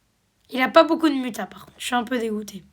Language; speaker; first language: French; native; French